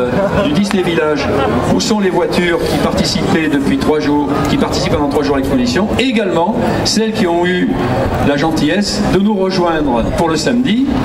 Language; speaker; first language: French; native; French